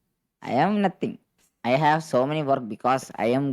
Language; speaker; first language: English; non-native, learner; Malayalam